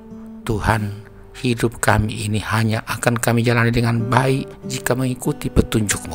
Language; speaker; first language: Indonesian; native; Indonesian